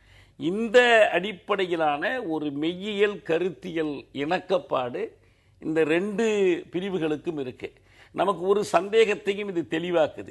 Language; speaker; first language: Tamil; native; Tamil